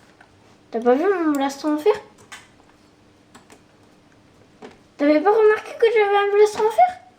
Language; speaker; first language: French; native; French